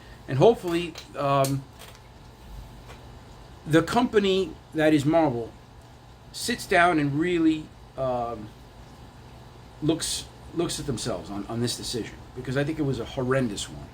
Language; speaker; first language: English; native; English